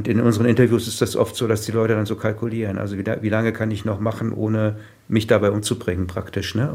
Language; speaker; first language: German; native; German